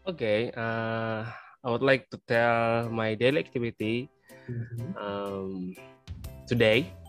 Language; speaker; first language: English; non-native, learner; Indonesian